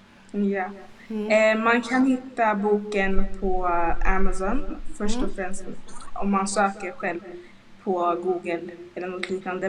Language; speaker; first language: Swedish; early bilingual, other home language; Lingala